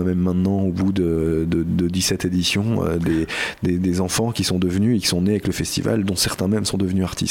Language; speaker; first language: French; native; French